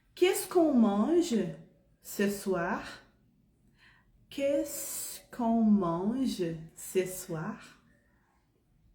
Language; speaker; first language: French; non-native, fluent; Portuguese